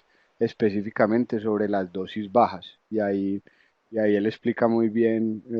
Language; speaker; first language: Spanish; native; Spanish